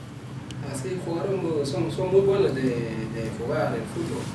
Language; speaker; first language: Spanish; non-native, local second language; Wolof